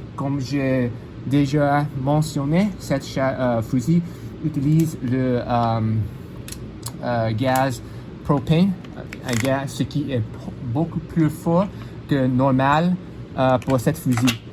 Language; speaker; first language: French; non-native, learner; English